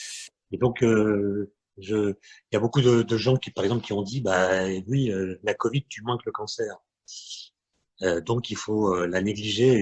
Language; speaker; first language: French; native; French